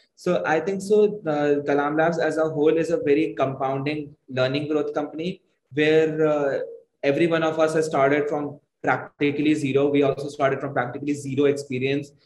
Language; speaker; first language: English; non-native, local second language; Hindi